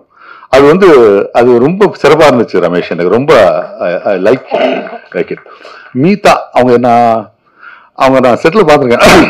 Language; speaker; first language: Tamil; native; Tamil